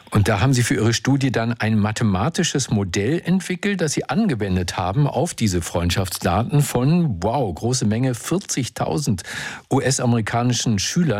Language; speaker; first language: German; native; German